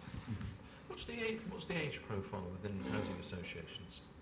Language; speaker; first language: English; native; English